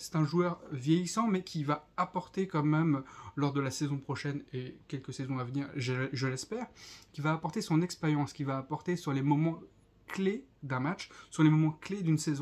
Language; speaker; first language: French; native; French